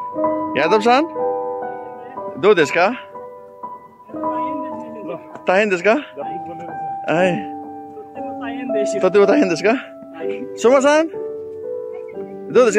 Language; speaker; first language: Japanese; non-native, learner; Nepali